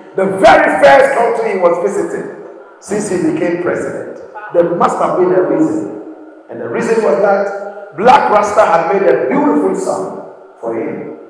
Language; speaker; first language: English; non-native, local second language; Akan